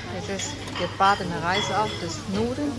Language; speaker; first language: German; non-native, learner; Vietnamese